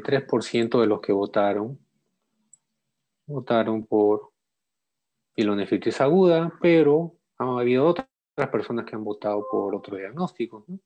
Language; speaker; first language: Spanish; native; Spanish